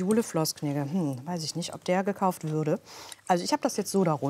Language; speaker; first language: German; native; German